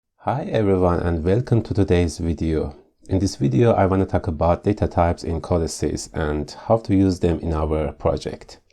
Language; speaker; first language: English; non-native, fluent; Persian